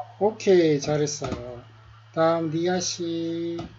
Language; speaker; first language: Korean; native; Korean